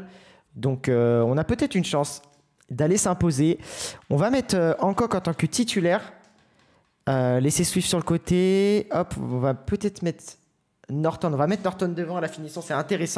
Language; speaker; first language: French; native; French